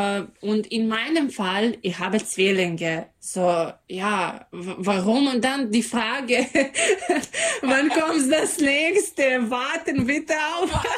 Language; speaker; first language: German; non-native, learner; Serbian